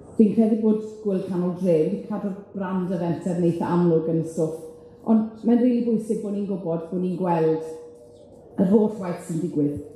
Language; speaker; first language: Welsh; native; Welsh